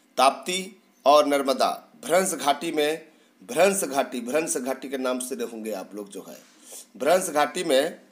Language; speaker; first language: Hindi; native; Hindi